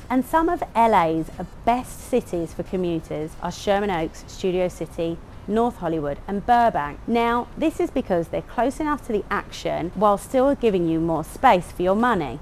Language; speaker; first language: English; native; English